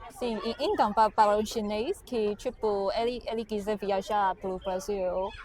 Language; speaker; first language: Portuguese; non-native, fluent; Chinese